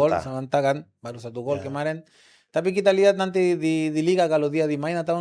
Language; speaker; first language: Indonesian; non-native, fluent; Spanish